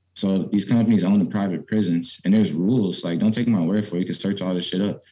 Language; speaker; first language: English; native; English